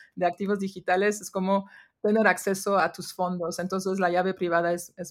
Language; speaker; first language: Spanish; non-native, fluent; French